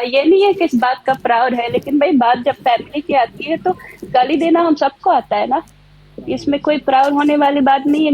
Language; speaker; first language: Hindi; native; Hindi